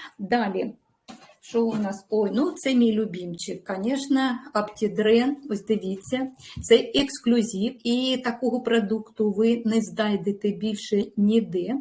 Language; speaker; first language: Ukrainian; non-native, local second language; Russian